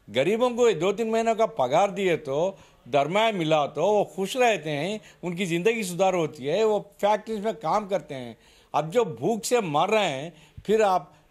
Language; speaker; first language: Hindi; non-native, local second language; Urdu